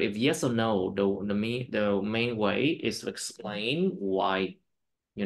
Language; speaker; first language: English; non-native, fluent; Vietnamese